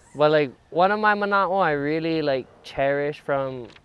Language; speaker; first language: English; native; English